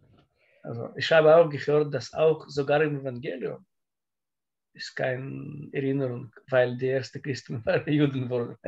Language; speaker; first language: German; non-native, learner; Russian